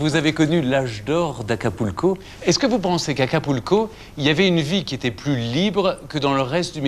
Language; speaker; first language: French; native; French